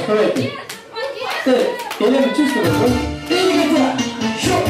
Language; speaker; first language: Russian; non-native, local second language; Kyrgyz